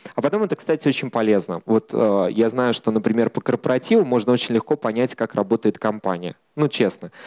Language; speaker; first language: Russian; native; Russian